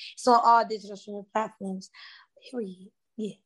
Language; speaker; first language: English; native; English